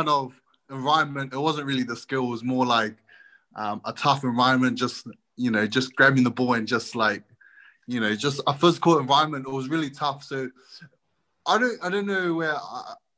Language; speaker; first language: English; native; English